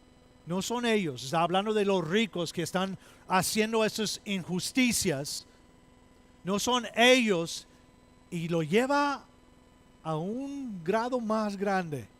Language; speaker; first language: Spanish; non-native, fluent; English